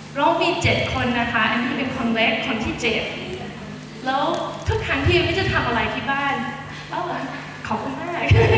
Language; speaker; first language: Thai; non-native, fluent; English